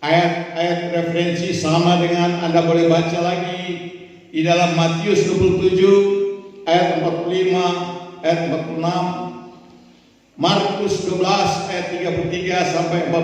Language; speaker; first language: Indonesian; native; Indonesian